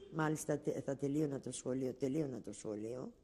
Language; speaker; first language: Greek; non-native, local second language; Ladino